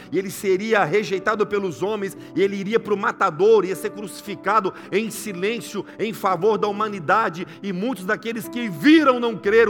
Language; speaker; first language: Portuguese; native; Portuguese